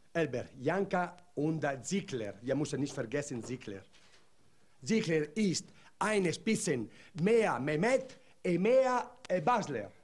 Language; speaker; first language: German; non-native, learner; Italian